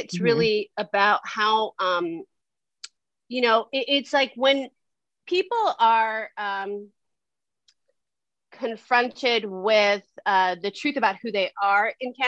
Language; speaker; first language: English; native; English